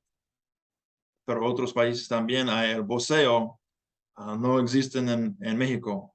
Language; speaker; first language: Spanish; non-native, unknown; English